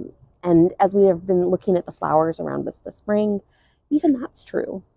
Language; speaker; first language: English; native; English